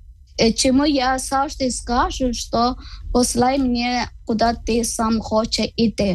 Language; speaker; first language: Ukrainian; non-native, learner; Malayalam